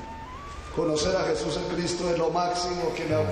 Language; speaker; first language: Spanish; native; Spanish